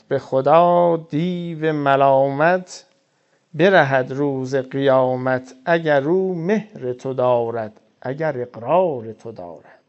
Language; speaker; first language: Persian; native; Persian